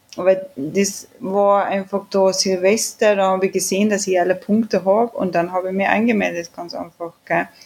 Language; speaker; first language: German; non-native, fluent; Swedish